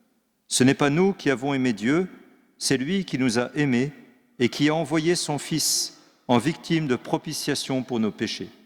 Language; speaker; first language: French; native; French